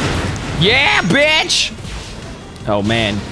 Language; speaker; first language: English; native; English